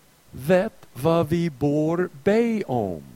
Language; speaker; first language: Swedish; non-native, fluent; English